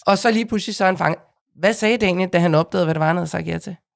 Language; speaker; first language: Danish; native; Danish